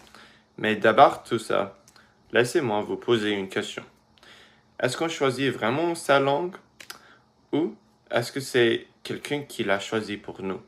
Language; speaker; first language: French; early bilingual, other home language; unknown